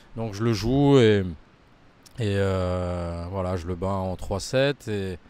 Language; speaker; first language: French; native; French